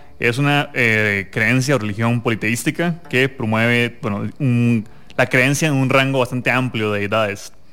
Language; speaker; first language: Spanish; native; Spanish